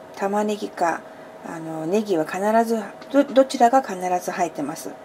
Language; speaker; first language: Japanese; non-native, fluent; Persian